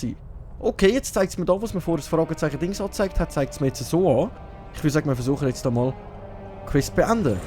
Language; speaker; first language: German; native; German